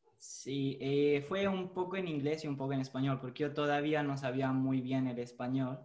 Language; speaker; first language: Spanish; non-native, fluent; Italian